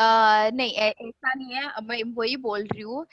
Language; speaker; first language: Hindi; non-native, local second language; Marathi